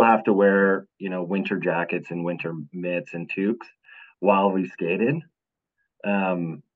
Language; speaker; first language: English; native; English